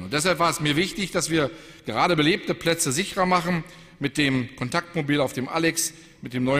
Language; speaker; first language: German; native; German